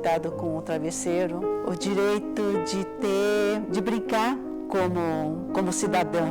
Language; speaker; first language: Portuguese; early bilingual, other home language; Cantonese